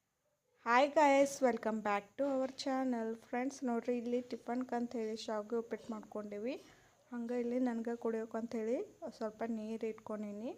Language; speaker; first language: Kannada; native; Kannada